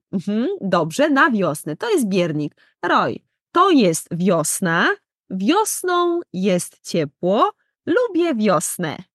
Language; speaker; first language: Polish; native; Polish